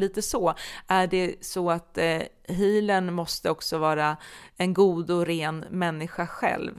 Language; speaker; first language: Swedish; native; Swedish